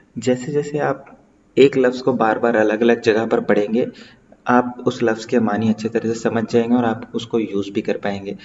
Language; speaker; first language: Urdu; native; Urdu